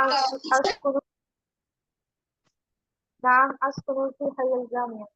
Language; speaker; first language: Arabic; non-native, learner; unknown